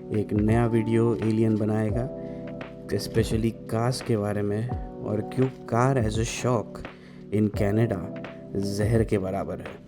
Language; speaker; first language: Hindi; native; Hindi